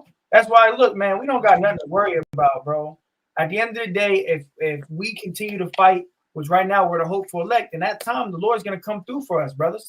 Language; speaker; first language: English; native; English